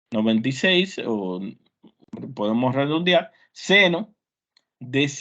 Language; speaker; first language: Spanish; native; Spanish